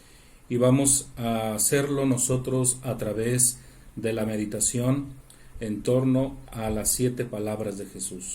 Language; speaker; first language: Spanish; native; Spanish